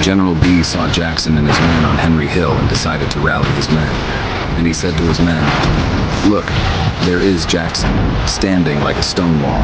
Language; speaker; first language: English; native; English